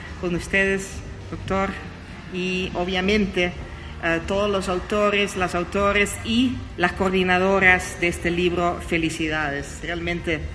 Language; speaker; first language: Spanish; non-native, fluent; Dutch